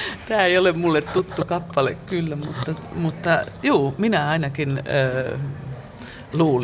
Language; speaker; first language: Finnish; native; Finnish